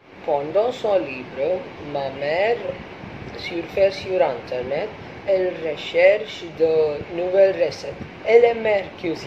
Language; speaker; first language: French; non-native, learner; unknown